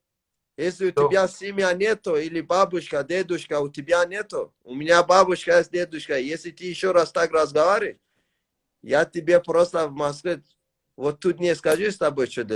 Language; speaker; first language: Russian; non-native, learner; Tajik